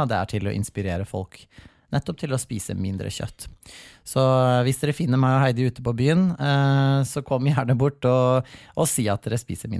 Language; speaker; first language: Norwegian; native; Norwegian